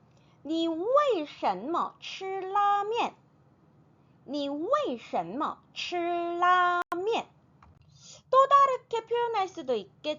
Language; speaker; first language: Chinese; non-native, fluent; Korean